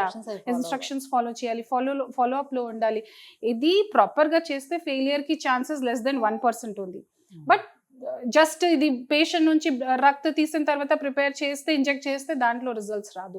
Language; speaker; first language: Telugu; non-native, local second language; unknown